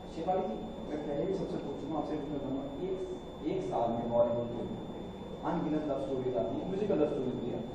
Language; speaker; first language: Hindi; native; Hindi